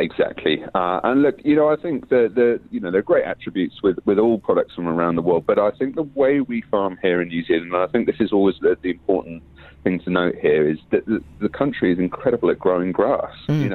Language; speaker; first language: English; native; English